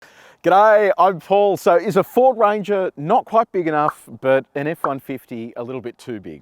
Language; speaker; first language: English; native; English